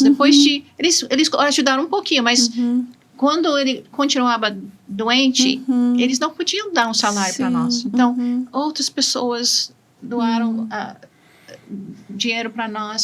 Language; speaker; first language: Portuguese; non-native, fluent; English